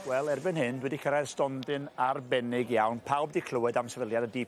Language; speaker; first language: Welsh; native; Welsh